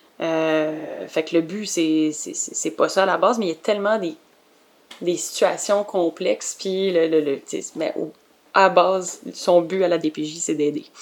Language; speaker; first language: French; native; French